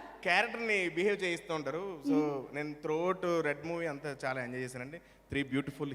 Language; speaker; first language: Telugu; native; Telugu